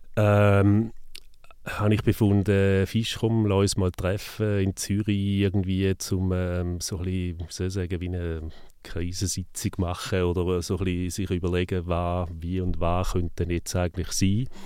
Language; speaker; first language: German; native; German